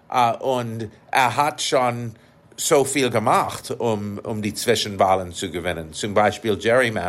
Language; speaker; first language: German; non-native, fluent; English